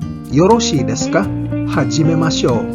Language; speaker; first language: Japanese; non-native, fluent; Filipino